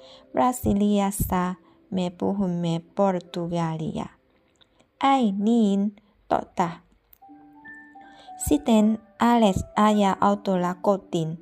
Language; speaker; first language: Finnish; non-native, learner; Vietnamese